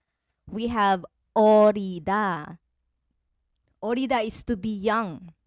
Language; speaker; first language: Korean; non-native, fluent; Filipino